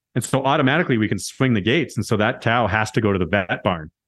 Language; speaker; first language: English; native; English